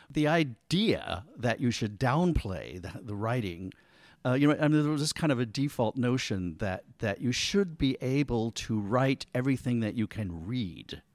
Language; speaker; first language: English; native; English